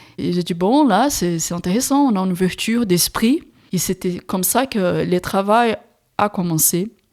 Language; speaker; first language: French; non-native, fluent; Portuguese